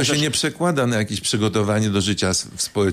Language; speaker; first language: Polish; native; Polish